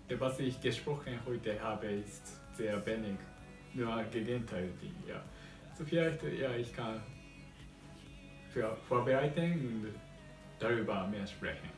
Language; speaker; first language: German; non-native, learner; Japanese